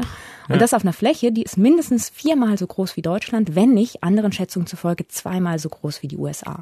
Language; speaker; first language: German; native; German